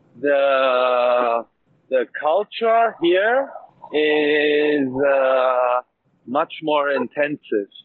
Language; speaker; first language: English; non-native, learner; German